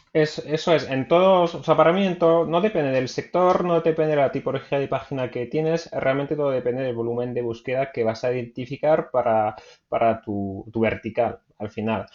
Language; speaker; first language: Spanish; non-native, fluent; French